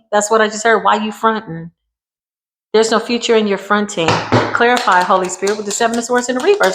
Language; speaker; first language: English; native; English